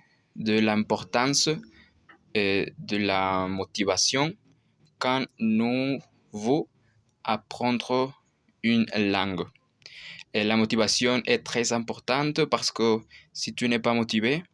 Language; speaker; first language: French; non-native, learner; Spanish